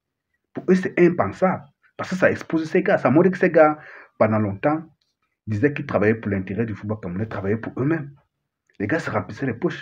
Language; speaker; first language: French; native; French